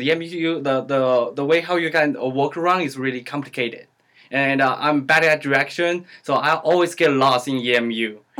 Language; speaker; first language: English; non-native, learner; Chinese